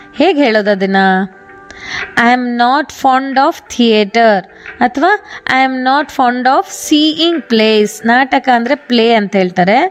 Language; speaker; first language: Kannada; native; Kannada